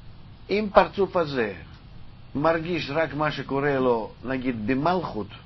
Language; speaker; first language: Hebrew; non-native, fluent; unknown